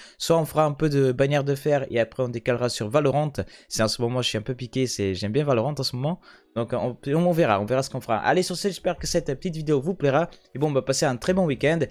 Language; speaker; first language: French; native; French